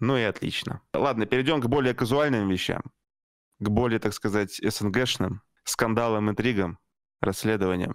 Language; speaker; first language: Russian; native; Russian